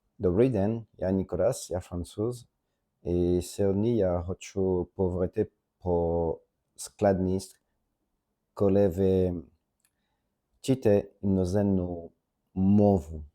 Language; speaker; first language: Ukrainian; non-native, learner; French